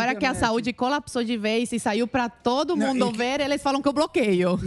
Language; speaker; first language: Portuguese; non-native, fluent; Spanish